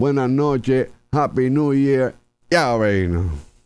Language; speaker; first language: Spanish; native; Spanish